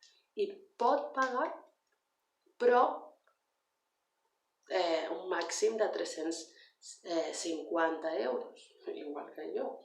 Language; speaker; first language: Catalan; non-native, learner; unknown